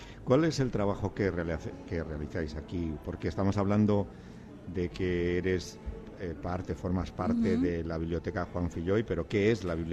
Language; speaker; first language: Spanish; native; Spanish